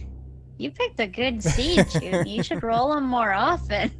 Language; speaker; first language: English; native; English